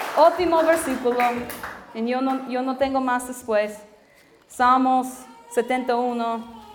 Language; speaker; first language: Spanish; non-native, learner; English